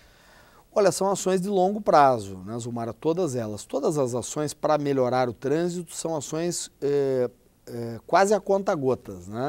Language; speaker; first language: Portuguese; native; Portuguese